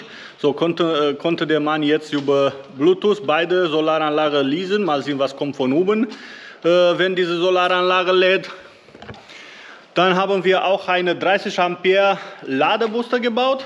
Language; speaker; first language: German; non-native, learner; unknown